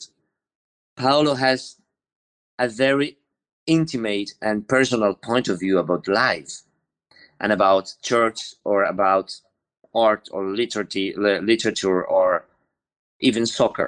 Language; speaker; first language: English; non-native, learner; Spanish